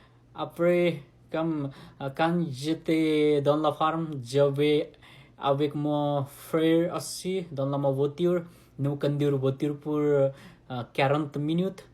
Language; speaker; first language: French; non-native, learner; Nepali